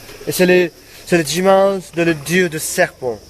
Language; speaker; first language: French; non-native, learner; Nepali